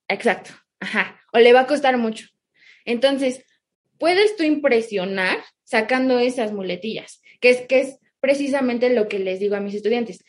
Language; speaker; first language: Spanish; early bilingual, heritage; Spanish